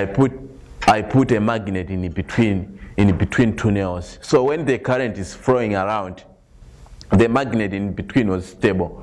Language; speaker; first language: English; non-native, local second language; Nyanja